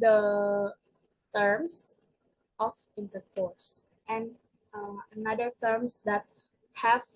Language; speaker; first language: English; non-native, learner; Indonesian